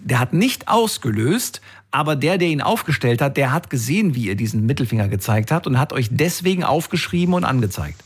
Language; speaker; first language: German; native; German